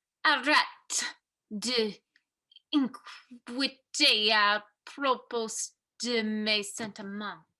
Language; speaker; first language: French; non-native, learner; English